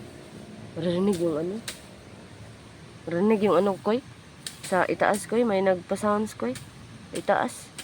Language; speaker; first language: Filipino; non-native, local second language; Cebuano